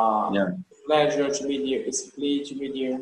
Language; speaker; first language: English; non-native, learner; Vietnamese